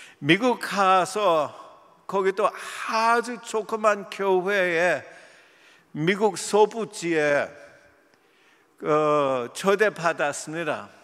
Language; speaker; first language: Korean; non-native, fluent; English